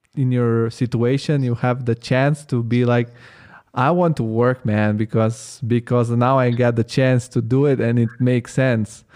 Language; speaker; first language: English; non-native, fluent; Italian